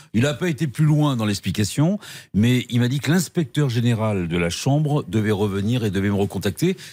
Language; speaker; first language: French; native; French